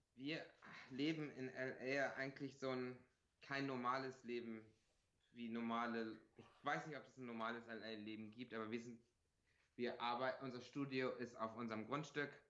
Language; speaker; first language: German; native; German